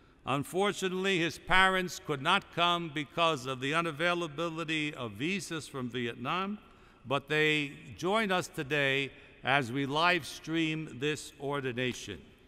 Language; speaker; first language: English; native; English